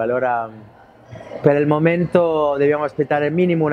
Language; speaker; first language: Italian; non-native, fluent; Spanish